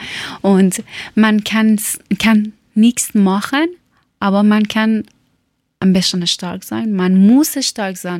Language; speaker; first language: German; non-native, learner; Persian